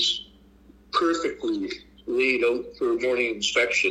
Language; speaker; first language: English; native; English